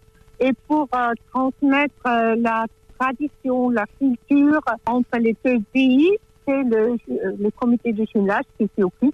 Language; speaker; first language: French; non-native, fluent; German